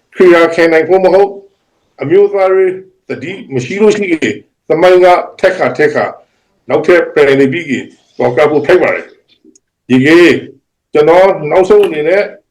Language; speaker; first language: Burmese; native; Burmese